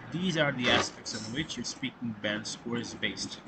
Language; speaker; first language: English; non-native, local second language; Bangla